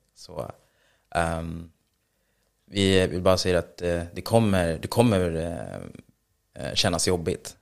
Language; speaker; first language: Swedish; native; Swedish